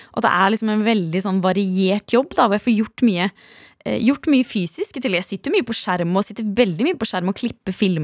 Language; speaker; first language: Norwegian; native; Norwegian